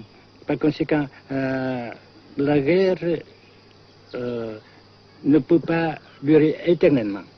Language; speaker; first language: French; non-native, local second language; Vietnamese